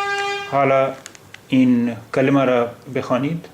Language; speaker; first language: Persian; non-native, learner; Urdu